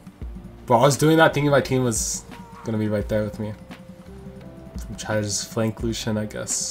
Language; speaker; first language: English; native; English